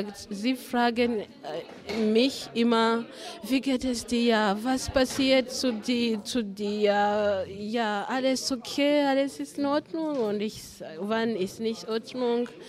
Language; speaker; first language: German; non-native, learner; Kinyarwanda